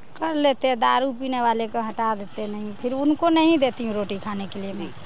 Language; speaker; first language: Hindi; native; Hindi